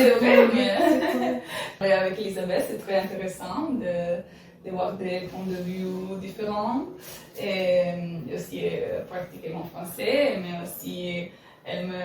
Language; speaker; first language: French; non-native, learner; Italian